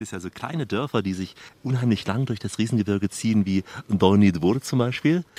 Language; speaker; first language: German; native; German